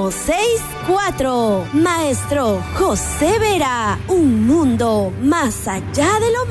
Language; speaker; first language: Spanish; native; Spanish